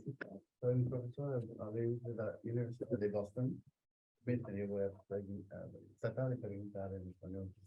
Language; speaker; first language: Spanish; non-native, learner; English